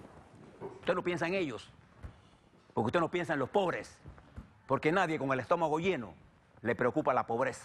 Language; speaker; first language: Spanish; native; Spanish